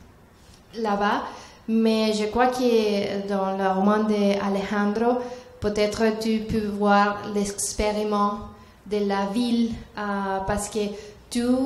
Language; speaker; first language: French; non-native, learner; Spanish